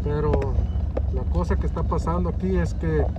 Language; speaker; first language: Spanish; early bilingual, heritage; Spanish